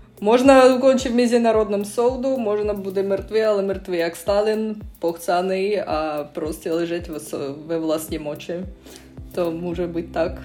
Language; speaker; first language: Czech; non-native, fluent; Russian